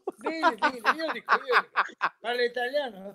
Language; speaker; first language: Italian; non-native, learner; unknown